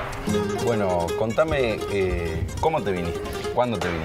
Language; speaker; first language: Spanish; native; Spanish